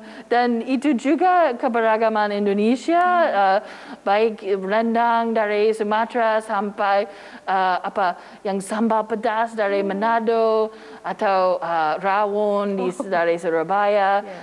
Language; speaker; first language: Indonesian; non-native, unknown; English